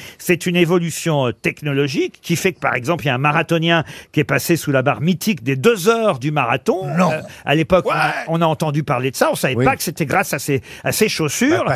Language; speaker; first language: French; native; French